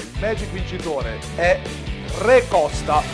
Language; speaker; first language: Italian; native; Italian